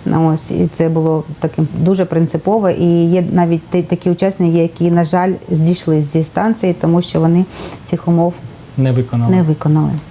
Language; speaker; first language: Ukrainian; native; Ukrainian